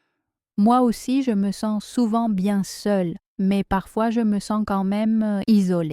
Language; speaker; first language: French; native; French